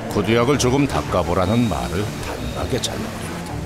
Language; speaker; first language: Korean; native; Korean